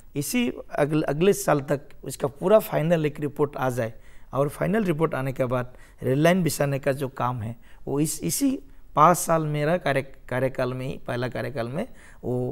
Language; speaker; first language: Hindi; non-native, local second language; Assamese